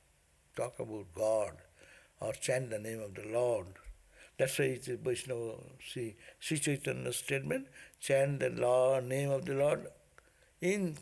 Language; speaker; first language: English; non-native, local second language; Bangla